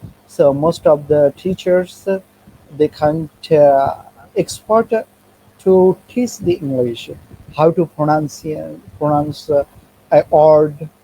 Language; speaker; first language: English; non-native, learner; Bangla